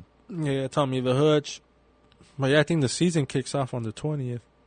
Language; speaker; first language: English; early bilingual, other home language; Spanish